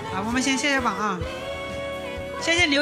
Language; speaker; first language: Chinese; native; Chinese